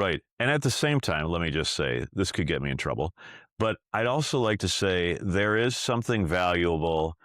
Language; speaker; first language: English; native; English